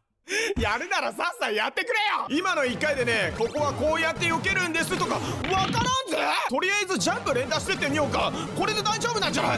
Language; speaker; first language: Japanese; native; Japanese